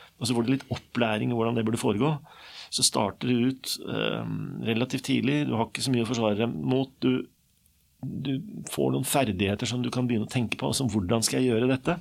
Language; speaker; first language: Norwegian; native; Norwegian